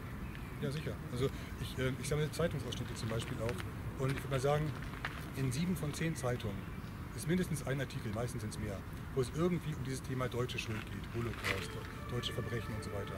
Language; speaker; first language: German; native; German